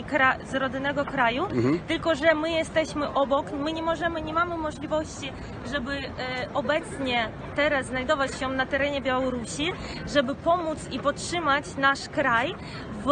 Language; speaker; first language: Polish; non-native, fluent; Russian